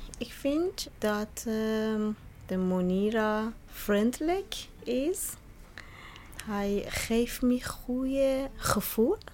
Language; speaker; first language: Dutch; non-native, learner; Persian